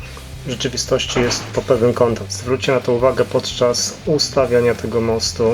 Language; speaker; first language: Polish; native; Polish